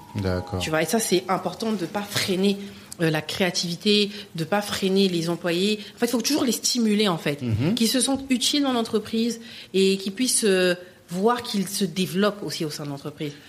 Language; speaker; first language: French; native; French